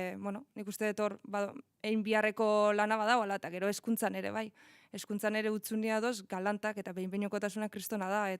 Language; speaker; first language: Basque; native; Basque